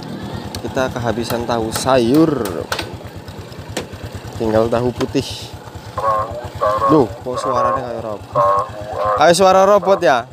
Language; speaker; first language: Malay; non-native, local second language; Javanese